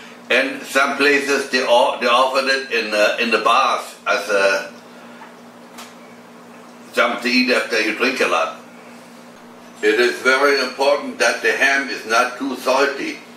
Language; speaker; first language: English; non-native, fluent; German